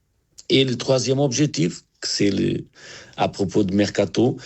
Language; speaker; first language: French; non-native, learner; Portuguese